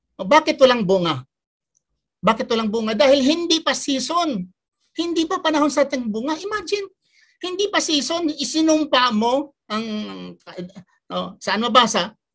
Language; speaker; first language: Filipino; native; Filipino